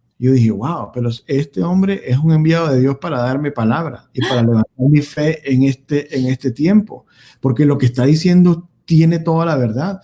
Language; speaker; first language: Spanish; native; Spanish